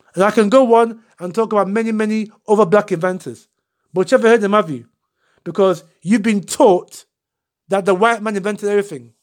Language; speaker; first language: English; non-native, local second language; Akan